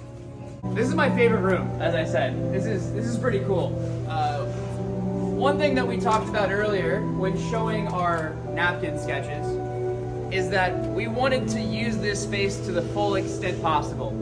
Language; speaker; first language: English; native; English